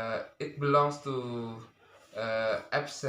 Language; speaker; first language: English; non-native, learner; Indonesian